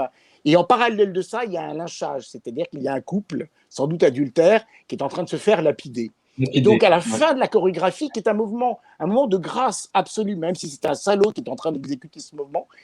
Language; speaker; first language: French; native; French